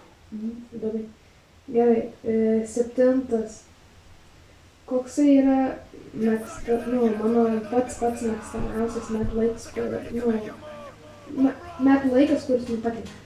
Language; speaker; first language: Lithuanian; early bilingual, heritage; Lithuanian